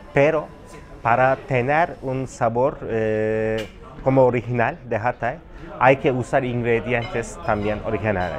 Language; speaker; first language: Spanish; non-native, fluent; Turkish